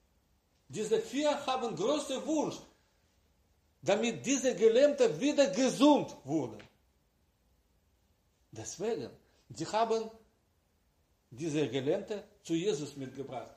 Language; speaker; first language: German; non-native, learner; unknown